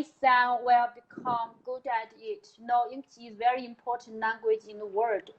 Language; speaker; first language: English; non-native, learner; Chinese